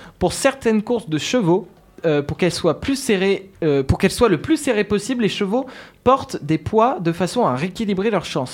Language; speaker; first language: French; native; French